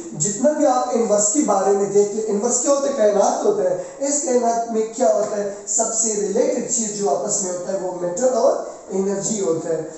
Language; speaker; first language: Urdu; non-native, local second language; Pashto